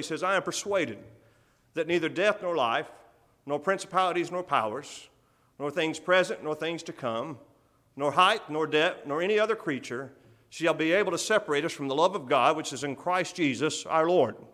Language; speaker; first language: English; native; English